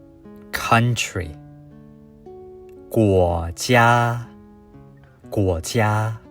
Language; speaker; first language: Chinese; non-native, fluent; English